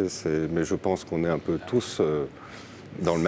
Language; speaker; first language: French; native; French